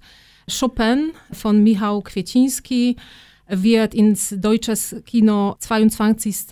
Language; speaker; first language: German; non-native, fluent; Polish